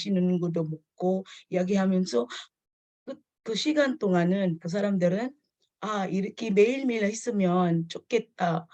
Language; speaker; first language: Korean; non-native, fluent; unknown